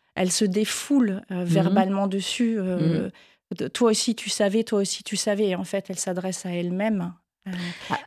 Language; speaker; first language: French; native; French